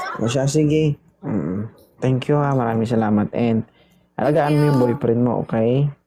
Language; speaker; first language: Filipino; non-native, local second language; Cebuano